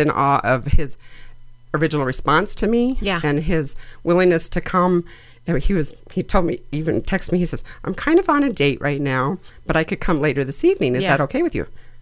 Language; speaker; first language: English; native; English